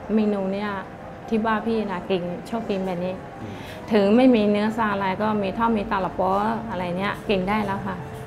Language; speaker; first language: Thai; non-native, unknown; Karen languages